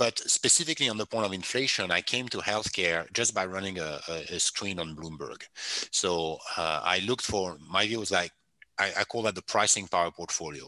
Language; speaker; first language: English; non-native, fluent; French